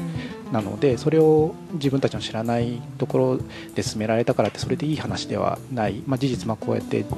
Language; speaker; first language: Japanese; native; Japanese